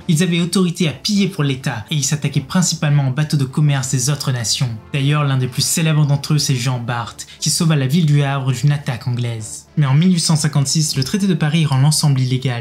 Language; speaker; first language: French; native; French